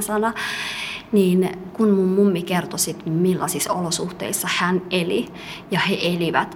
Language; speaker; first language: Finnish; early bilingual, other home language; Somali